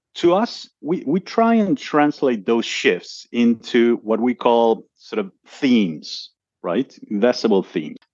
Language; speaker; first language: English; non-native, fluent; Spanish